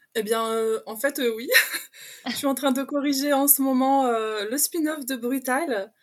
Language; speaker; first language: French; native; French